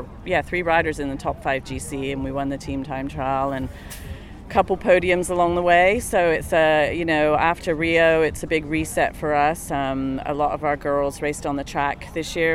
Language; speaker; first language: English; native; English